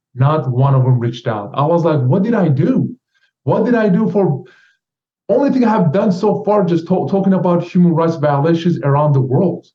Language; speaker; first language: English; non-native, fluent; Turkish